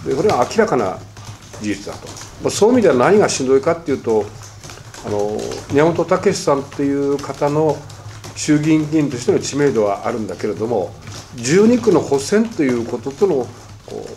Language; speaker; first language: Japanese; native; Japanese